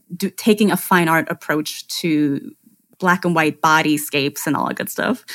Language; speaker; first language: English; non-native, fluent; German